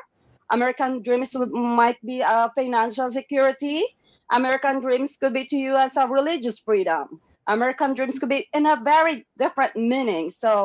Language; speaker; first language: English; non-native, local second language; Hiligaynon